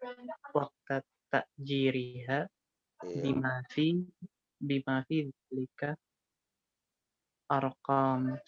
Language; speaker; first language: Arabic; non-native, learner; Indonesian